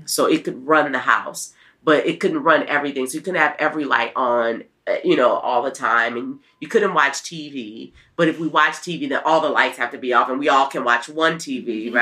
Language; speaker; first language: English; native; English